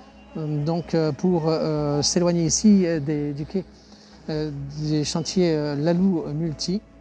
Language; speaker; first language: French; native; French